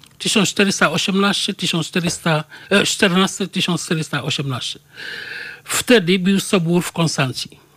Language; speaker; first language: Polish; non-native, fluent; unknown